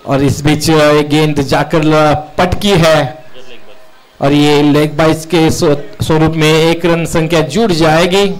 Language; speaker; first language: Hindi; non-native, local second language; Marathi